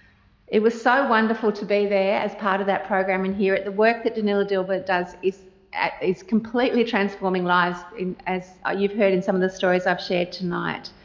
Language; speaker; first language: English; native; English